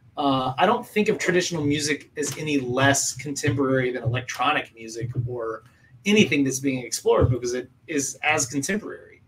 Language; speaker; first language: English; native; English